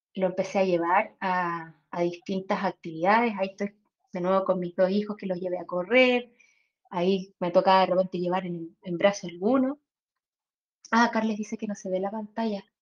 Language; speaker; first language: Spanish; native; Spanish